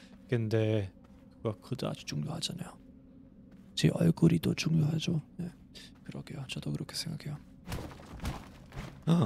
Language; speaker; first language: Korean; non-native, fluent; German